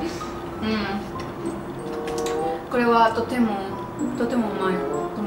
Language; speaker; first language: Japanese; non-native, learner; Spanish